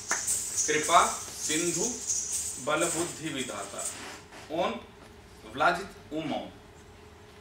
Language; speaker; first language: Russian; non-native, learner; Hindi